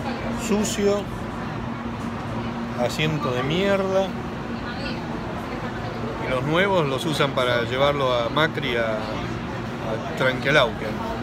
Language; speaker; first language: Spanish; native; Spanish